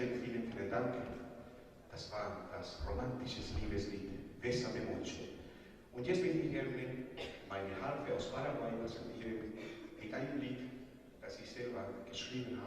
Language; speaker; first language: German; non-native, learner; Spanish